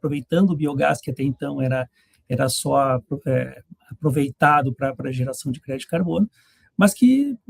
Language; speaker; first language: Portuguese; native; Portuguese